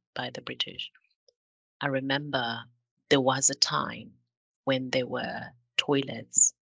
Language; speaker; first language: English; non-native, local second language; Shona